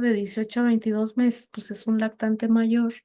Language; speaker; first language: Spanish; native; Spanish